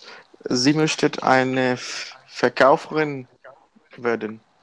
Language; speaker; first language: German; non-native, learner; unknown